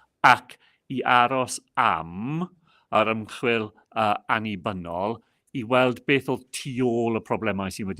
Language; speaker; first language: Welsh; non-native, local second language; English